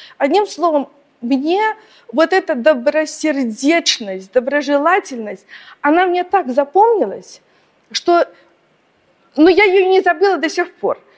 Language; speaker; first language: Russian; native; Russian